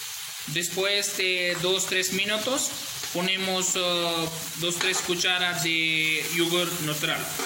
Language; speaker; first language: Spanish; non-native, learner; Urdu